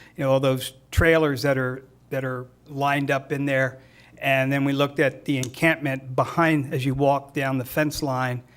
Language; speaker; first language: English; native; English